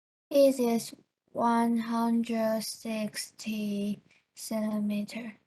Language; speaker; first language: English; non-native, learner; Chinese